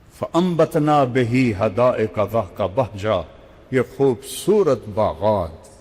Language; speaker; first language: Urdu; non-native, local second language; Punjabi